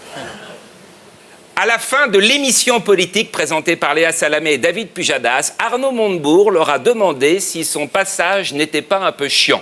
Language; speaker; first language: French; native; French